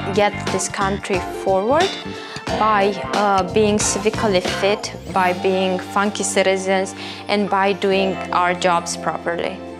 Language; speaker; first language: English; non-native, fluent; Romanian